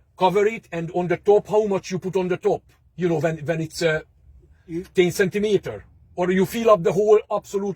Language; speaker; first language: English; non-native, fluent; Hungarian